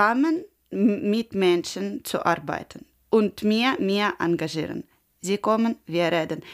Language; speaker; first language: German; non-native, learner; Ukrainian